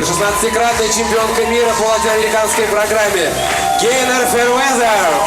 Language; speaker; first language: Russian; native; Russian